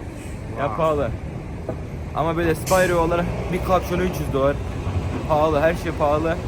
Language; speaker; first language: Turkish; early bilingual, heritage; Turkish